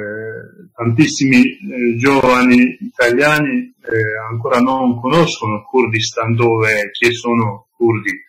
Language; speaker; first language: Italian; non-native, learner; Kurdish